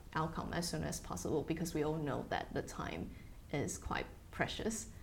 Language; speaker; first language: English; non-native, fluent; Chinese